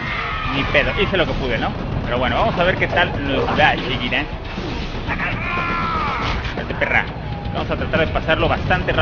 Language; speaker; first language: Spanish; native; Spanish